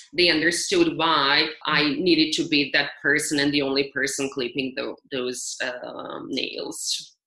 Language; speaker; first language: English; non-native, fluent; Serbian